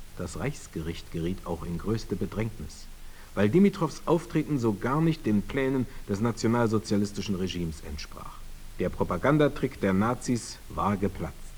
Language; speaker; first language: German; native; German